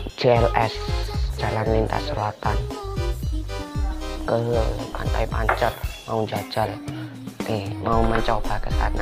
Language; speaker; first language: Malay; non-native, local second language; Javanese